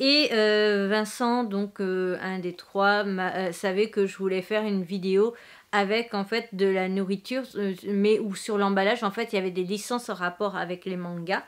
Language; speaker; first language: French; native; French